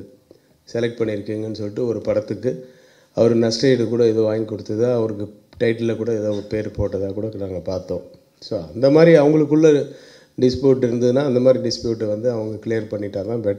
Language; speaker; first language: Tamil; native; Tamil